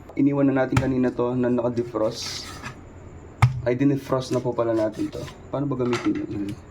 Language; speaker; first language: Filipino; native; Filipino